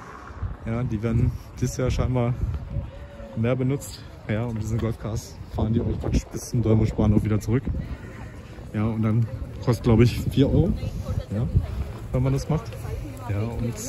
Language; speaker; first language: German; native; German